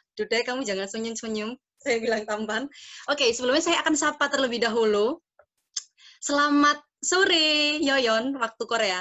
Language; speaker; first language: Indonesian; native; Indonesian